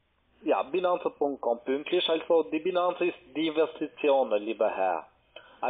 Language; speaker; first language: German; non-native, learner; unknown